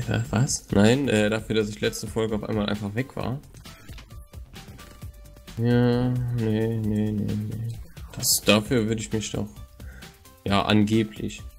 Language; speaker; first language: German; native; German